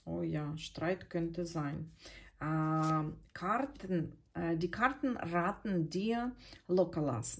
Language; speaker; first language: German; non-native, fluent; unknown